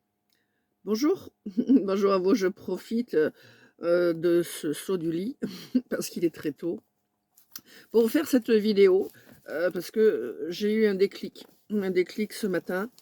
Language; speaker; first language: French; native; French